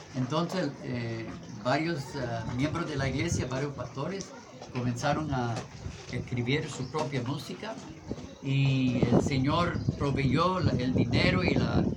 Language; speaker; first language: Spanish; non-native, fluent; English